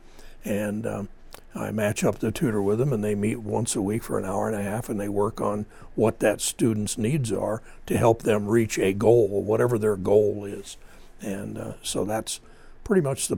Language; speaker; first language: English; native; English